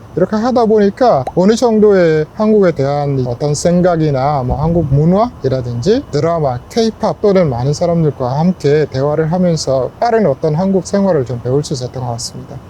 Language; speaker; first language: Korean; non-native, fluent; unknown